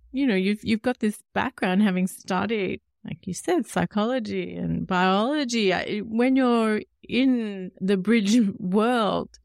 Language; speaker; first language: English; native; English